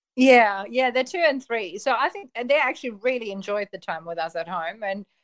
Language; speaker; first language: English; early bilingual, heritage; Polish